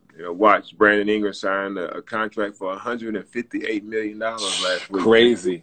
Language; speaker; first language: English; native; English